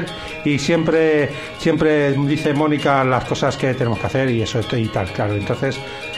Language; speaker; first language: Spanish; native; Spanish